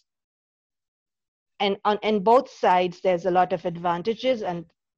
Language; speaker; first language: English; non-native, local second language; Bangla